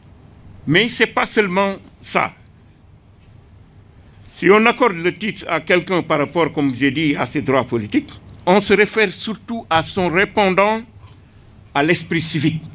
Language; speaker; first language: French; non-native, local second language; Wolof